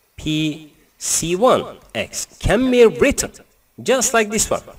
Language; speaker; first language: English; non-native, learner; Turkish